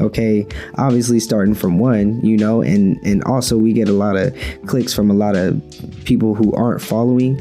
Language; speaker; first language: English; native; English